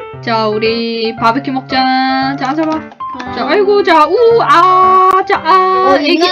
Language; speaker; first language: Korean; native; Korean